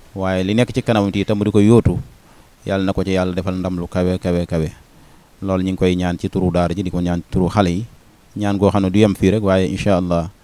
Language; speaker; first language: Wolof; native; Wolof